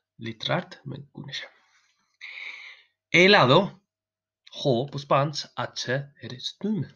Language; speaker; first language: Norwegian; non-native, learner; Spanish